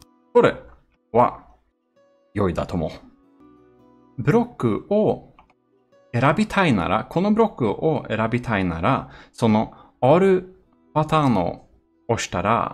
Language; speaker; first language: Japanese; non-native, learner; Swedish